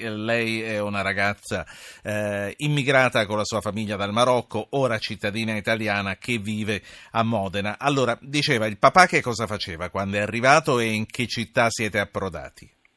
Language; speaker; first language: Italian; native; Italian